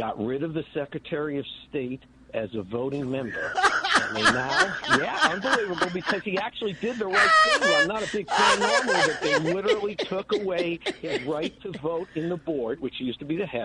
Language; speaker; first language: English; native; English